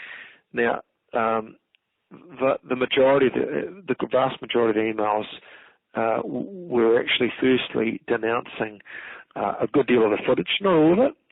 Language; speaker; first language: English; native; English